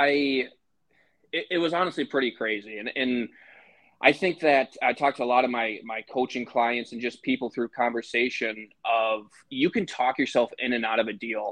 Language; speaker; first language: English; native; English